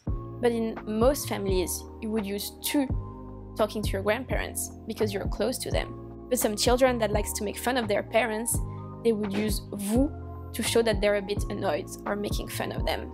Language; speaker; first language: English; non-native, fluent; French